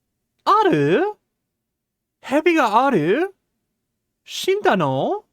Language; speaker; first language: Japanese; non-native, fluent; English